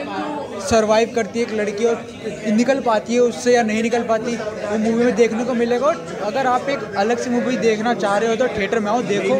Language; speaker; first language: Hindi; native; Hindi